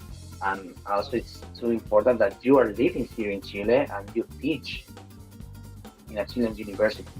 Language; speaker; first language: English; non-native, fluent; Spanish